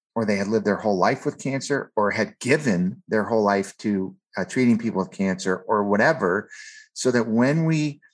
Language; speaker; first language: English; native; English